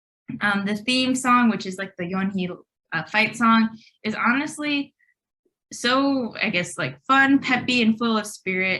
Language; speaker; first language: English; native; English